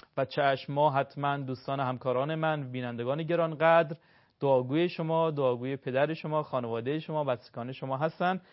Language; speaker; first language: Persian; native; Persian